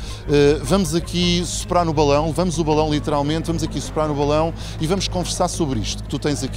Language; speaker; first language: Portuguese; native; Portuguese